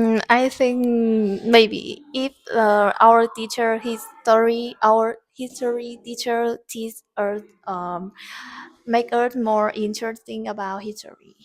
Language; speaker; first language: English; non-native, learner; Vietnamese